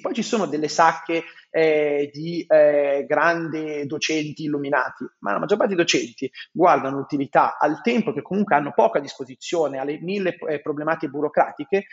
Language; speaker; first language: Italian; native; Italian